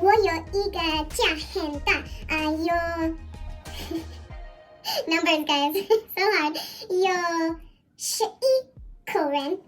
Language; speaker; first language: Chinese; non-native, learner; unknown